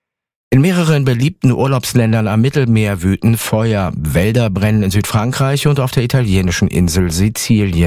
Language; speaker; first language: German; native; German